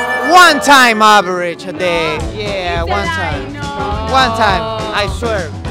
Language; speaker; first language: English; non-native, fluent; Spanish